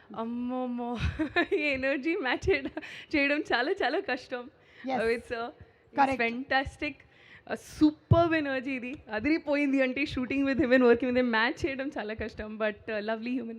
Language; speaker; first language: Telugu; non-native, learner; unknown